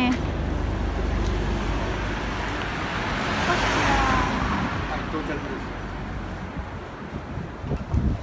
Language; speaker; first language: Japanese; non-native, learner; Indonesian